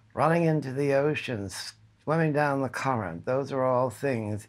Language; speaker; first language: English; native; English